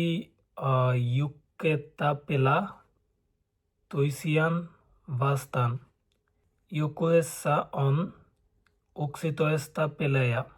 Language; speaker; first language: Finnish; non-native, learner; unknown